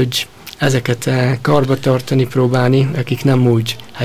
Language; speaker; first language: Hungarian; early bilingual, heritage; Hungarian